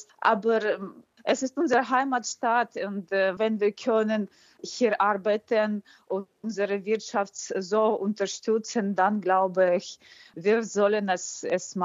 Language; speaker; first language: German; non-native, fluent; Ukrainian